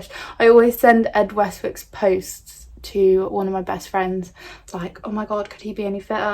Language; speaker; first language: English; native; English